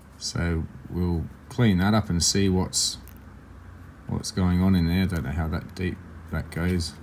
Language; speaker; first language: English; native; English